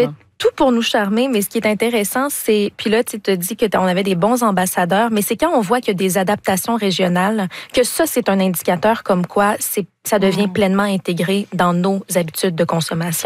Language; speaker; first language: French; native; French